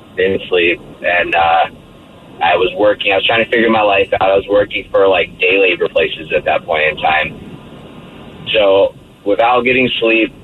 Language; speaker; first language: English; native; English